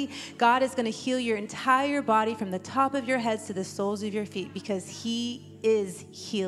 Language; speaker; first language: English; native; English